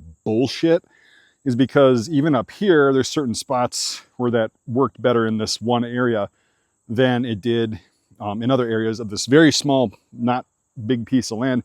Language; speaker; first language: English; native; English